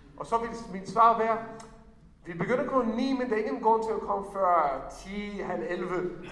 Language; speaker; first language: Danish; non-native, fluent; Hebrew